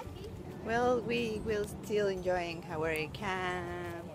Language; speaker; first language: English; non-native, learner; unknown